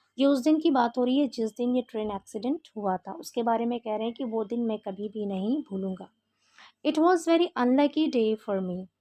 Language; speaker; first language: Hindi; native; Hindi